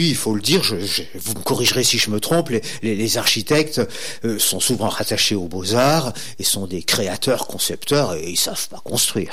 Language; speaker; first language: French; native; French